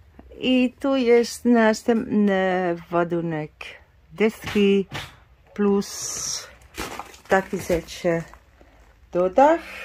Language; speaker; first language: Polish; non-native, learner; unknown